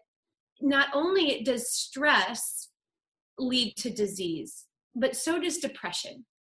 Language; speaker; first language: English; native; English